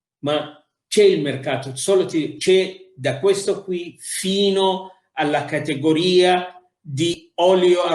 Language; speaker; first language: Italian; non-native, fluent; Arabic